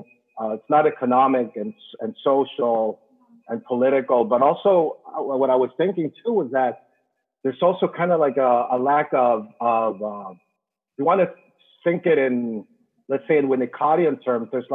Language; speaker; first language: English; non-native, fluent; Spanish